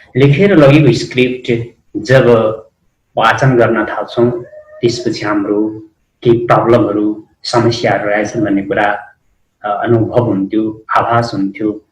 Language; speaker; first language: Nepali; non-native, local second language; Eastern Tamang